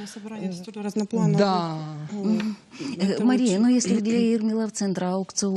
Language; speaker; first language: Russian; native; Russian